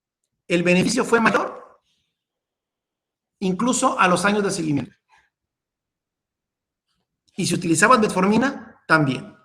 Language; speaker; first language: Spanish; native; Spanish